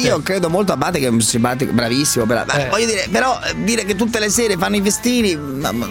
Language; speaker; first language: Italian; native; Italian